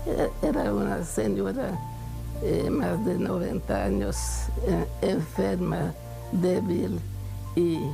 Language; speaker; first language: Spanish; non-native, fluent; Hungarian